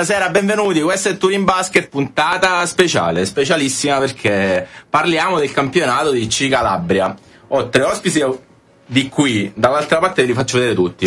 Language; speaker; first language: Italian; native; Italian